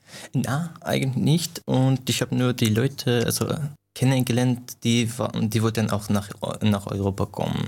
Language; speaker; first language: German; non-native, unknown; Persian